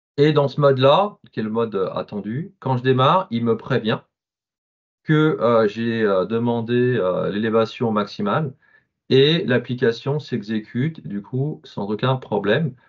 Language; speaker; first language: French; native; French